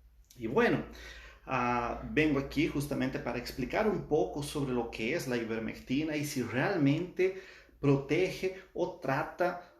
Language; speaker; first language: Portuguese; non-native, fluent; Spanish